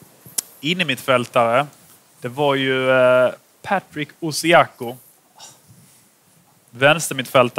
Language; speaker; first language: Swedish; native; Swedish